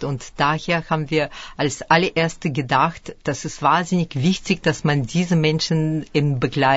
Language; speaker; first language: German; early bilingual, other home language; Russian